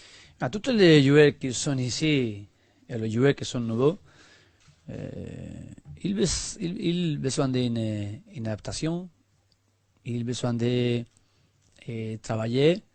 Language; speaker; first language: French; non-native, learner; Spanish